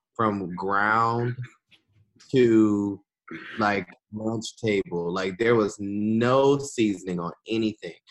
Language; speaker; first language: English; native; English